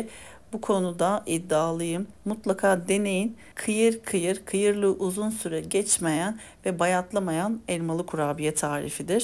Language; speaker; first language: Turkish; native; Turkish